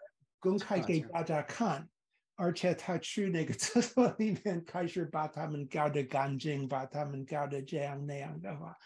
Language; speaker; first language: Chinese; non-native, fluent; English